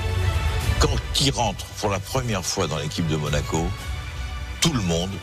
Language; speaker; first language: French; native; French